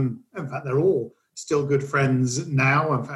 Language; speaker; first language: English; native; English